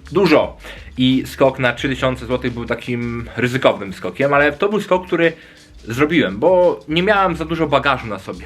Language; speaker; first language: Polish; native; Polish